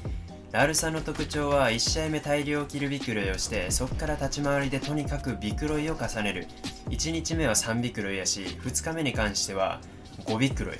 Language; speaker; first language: Japanese; native; Japanese